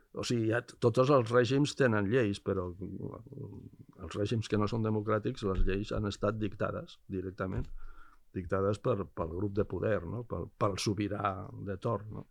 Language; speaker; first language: Catalan; non-native, local second language; Spanish